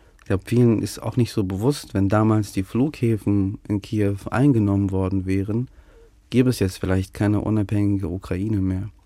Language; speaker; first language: German; early bilingual, other home language; Russian